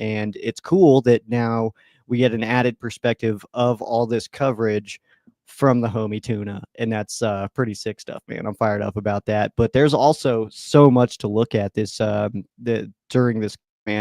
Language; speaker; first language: English; native; English